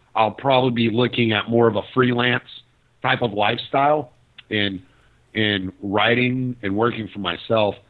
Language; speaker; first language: English; native; English